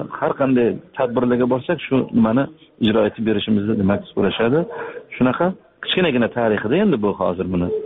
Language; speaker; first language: Uzbek; native; Uzbek